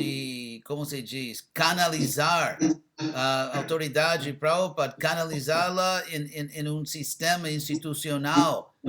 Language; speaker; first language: Portuguese; non-native, fluent; English